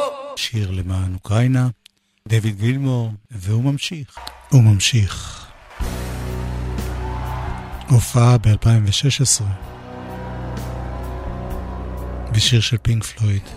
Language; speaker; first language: Hebrew; native; Hebrew